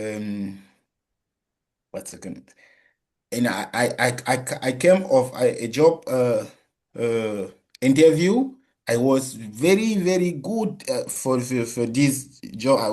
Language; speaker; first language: English; non-native, learner; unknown